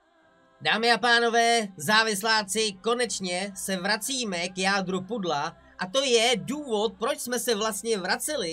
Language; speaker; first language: Czech; native; Czech